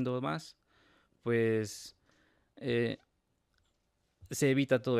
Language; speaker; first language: Spanish; native; Spanish